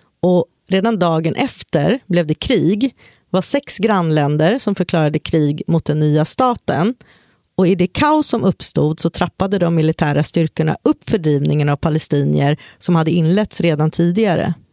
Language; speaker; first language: Swedish; native; Swedish